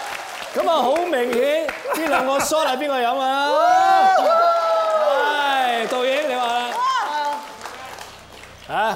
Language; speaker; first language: Cantonese; native; Cantonese